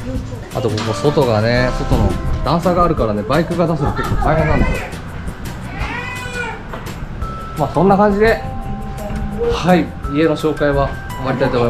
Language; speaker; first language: Japanese; native; Japanese